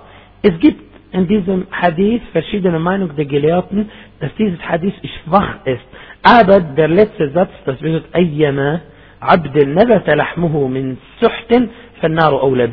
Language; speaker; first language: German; non-native, fluent; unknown